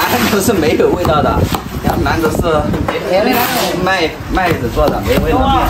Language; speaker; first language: Chinese; native; Chinese